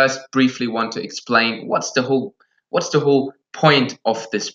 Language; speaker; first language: English; non-native, fluent; Russian